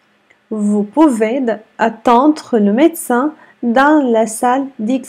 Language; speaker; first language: French; non-native, fluent; Arabic